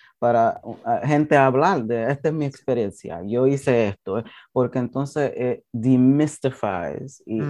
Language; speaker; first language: Spanish; early bilingual, heritage; English